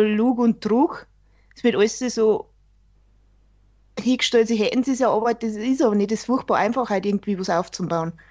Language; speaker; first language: German; native; German